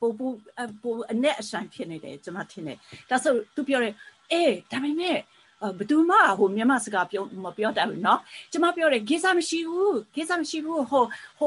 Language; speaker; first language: Burmese; early bilingual, heritage; Burmese